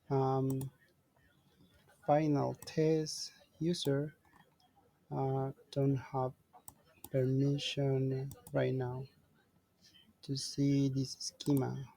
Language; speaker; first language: English; non-native, learner; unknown